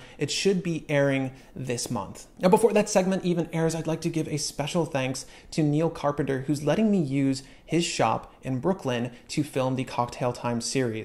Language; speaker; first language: English; native; English